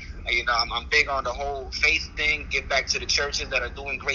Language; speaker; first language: English; native; English